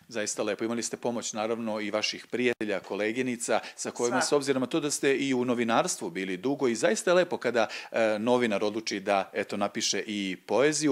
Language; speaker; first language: Serbian; native; Serbian